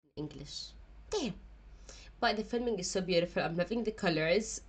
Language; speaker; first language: English; non-native, fluent; Arabic